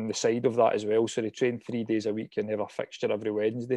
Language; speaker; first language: English; native; English